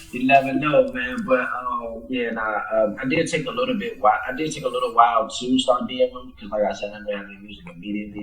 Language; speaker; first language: English; native; English